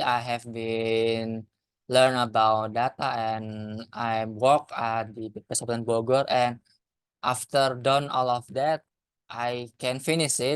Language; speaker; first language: English; non-native, learner; Indonesian